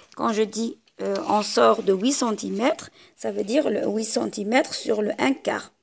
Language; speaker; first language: French; non-native, local second language; Arabic